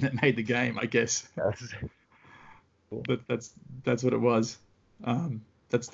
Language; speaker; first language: English; native; English